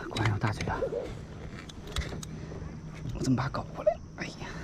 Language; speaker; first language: Chinese; native; Chinese